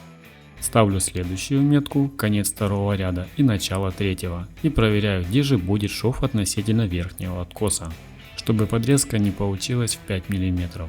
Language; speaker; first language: Russian; native; Russian